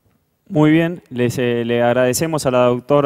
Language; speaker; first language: Spanish; native; Spanish